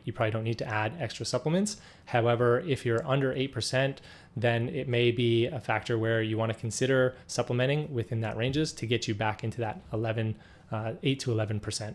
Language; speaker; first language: English; native; English